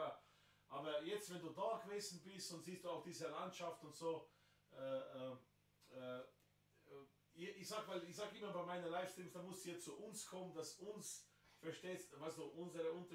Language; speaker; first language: German; non-native, fluent; Slovenian